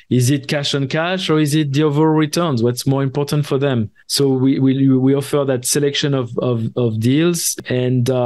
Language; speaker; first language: English; non-native, fluent; French